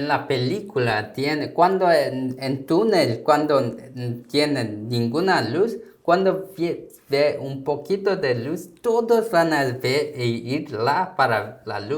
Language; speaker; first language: Spanish; non-native, fluent; Korean